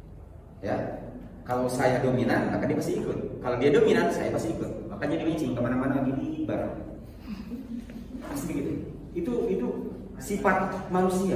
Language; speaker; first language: Indonesian; native; Indonesian